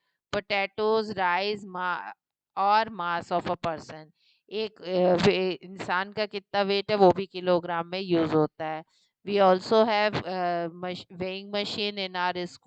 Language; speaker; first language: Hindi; native; Hindi